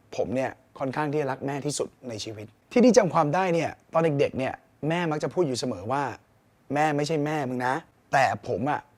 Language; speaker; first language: Thai; native; Thai